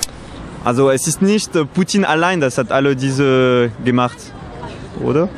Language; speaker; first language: German; non-native, learner; French